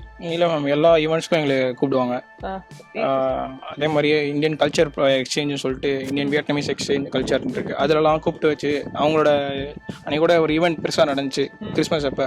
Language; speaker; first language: Tamil; native; Tamil